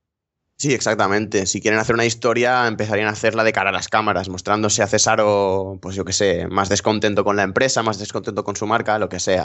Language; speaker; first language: Spanish; native; Spanish